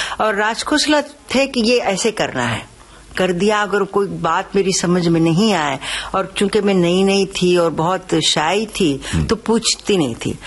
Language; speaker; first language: Urdu; native; Urdu